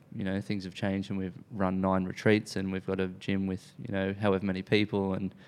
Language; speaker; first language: English; native; English